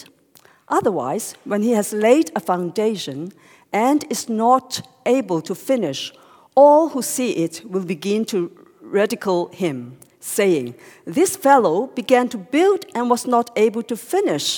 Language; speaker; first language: English; non-native, local second language; Cantonese